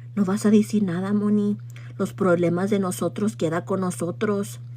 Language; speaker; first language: Spanish; early bilingual, other home language; English